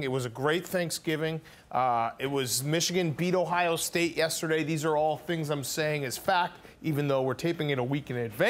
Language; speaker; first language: English; native; English